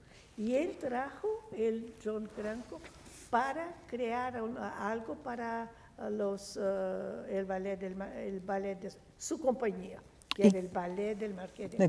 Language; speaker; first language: Spanish; non-native, fluent; Portuguese